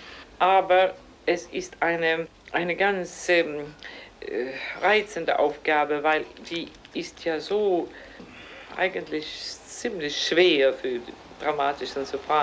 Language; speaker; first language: German; non-native, fluent; Swedish